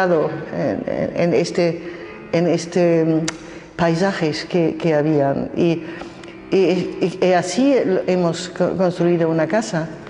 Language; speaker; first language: Spanish; non-native, fluent; German